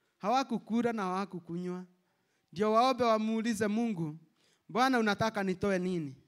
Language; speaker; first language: Swahili; non-native, local second language; Kikuyu